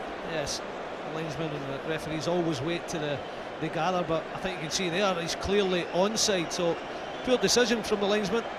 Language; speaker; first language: English; native; English